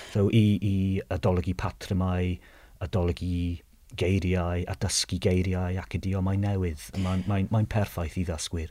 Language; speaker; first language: Welsh; non-native, fluent; English